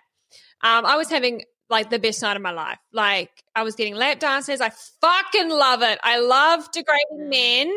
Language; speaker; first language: English; native; English